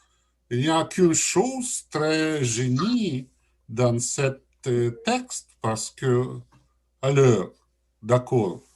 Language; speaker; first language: French; non-native, learner; Russian